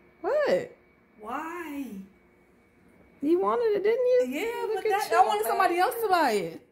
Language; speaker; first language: English; native; English